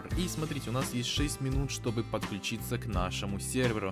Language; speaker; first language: Russian; native; Russian